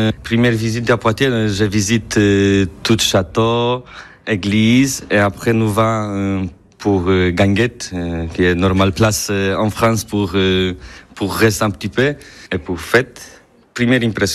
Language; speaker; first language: French; non-native, learner; Polish